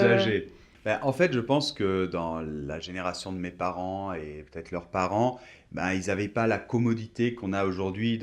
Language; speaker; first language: French; native; French